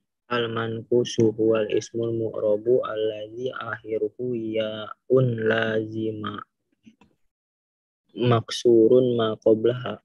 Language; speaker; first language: Arabic; non-native, learner; Indonesian